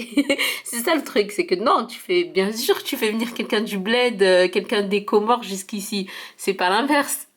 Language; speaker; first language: French; early bilingual, heritage; French